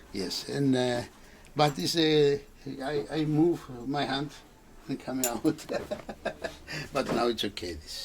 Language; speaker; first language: English; non-native, learner; Greek